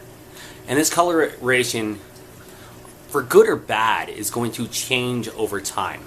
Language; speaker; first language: English; native; English